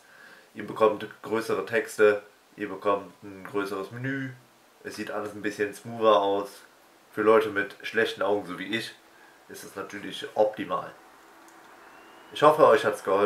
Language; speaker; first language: German; native; German